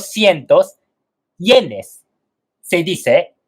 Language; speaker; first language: Spanish; non-native, fluent; Japanese